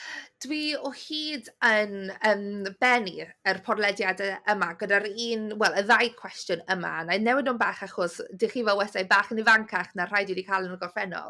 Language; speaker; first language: Welsh; native; Welsh